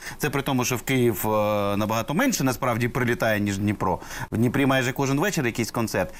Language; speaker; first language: Ukrainian; non-native, local second language; Russian